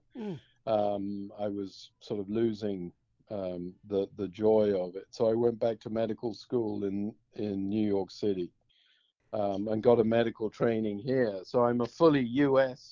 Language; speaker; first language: English; native; English